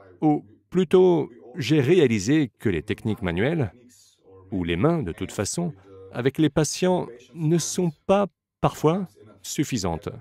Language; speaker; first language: French; non-native, fluent; Slovenian